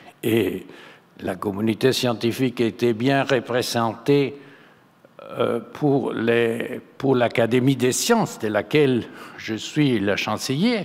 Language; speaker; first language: French; non-native, fluent; Spanish